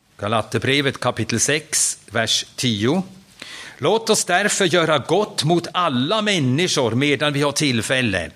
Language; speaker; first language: Swedish; non-native, fluent; German